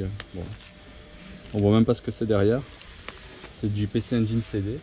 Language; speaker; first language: French; native; French